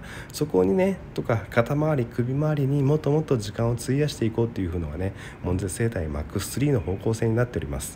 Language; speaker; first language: Japanese; native; Japanese